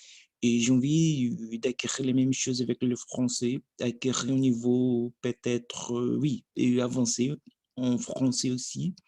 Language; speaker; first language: French; non-native, learner; Portuguese